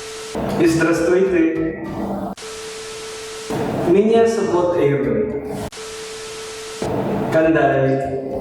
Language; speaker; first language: Russian; non-native, learner; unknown